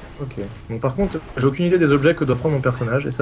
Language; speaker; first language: French; native; French